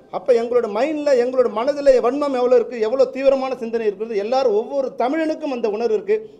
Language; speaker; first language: Tamil; native; Tamil